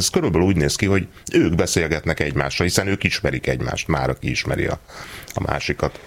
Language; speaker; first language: Hungarian; native; Hungarian